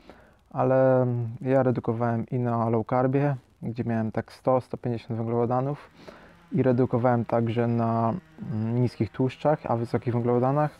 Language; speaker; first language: Polish; native; Polish